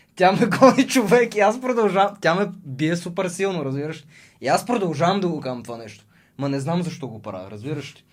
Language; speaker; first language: Bulgarian; early bilingual, other home language; Russian